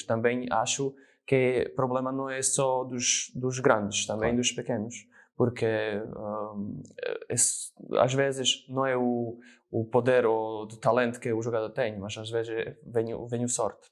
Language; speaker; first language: Portuguese; non-native, fluent; Slovak